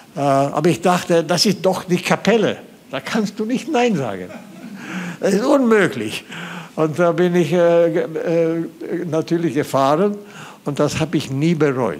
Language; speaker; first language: German; non-native, fluent; Swedish